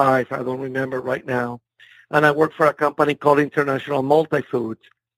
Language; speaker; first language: English; non-native, fluent; Spanish